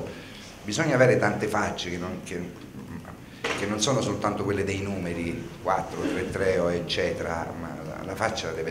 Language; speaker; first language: Italian; native; Italian